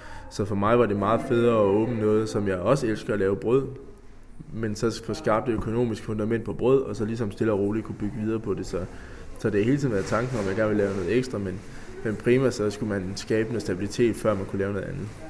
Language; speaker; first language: Danish; native; Danish